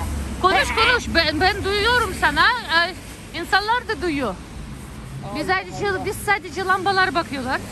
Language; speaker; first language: Turkish; non-native, learner; Russian